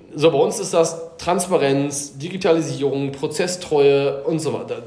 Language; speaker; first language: German; native; German